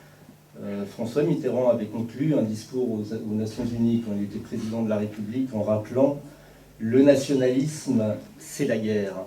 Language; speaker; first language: French; native; French